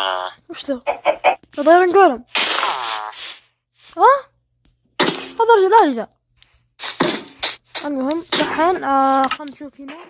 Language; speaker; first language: Arabic; native; Arabic